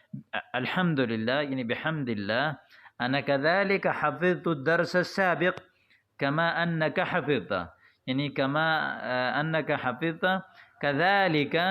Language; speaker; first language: Arabic; non-native, fluent; Urdu